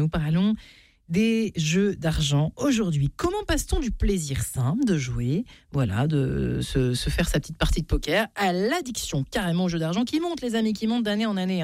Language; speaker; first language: French; native; French